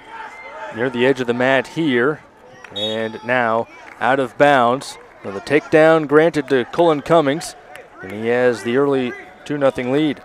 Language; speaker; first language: English; native; English